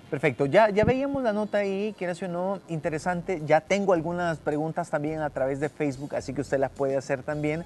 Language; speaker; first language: Spanish; native; Spanish